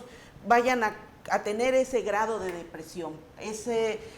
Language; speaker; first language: Spanish; native; Spanish